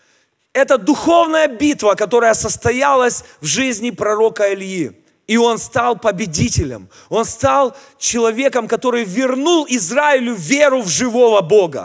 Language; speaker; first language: Russian; native; Russian